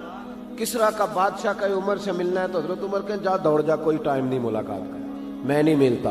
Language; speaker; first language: Urdu; native; Urdu